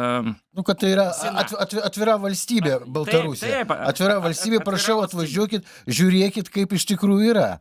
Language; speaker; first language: Lithuanian; native; Lithuanian